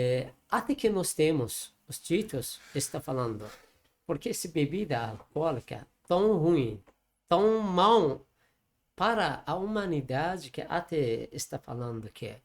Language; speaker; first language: Portuguese; non-native, learner; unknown